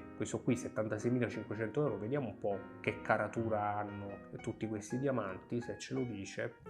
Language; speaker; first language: Italian; native; Italian